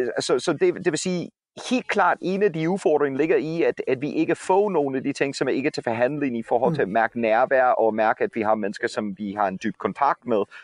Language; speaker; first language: Danish; non-native, fluent; English